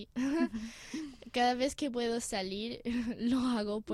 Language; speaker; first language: Spanish; non-native, local second language; French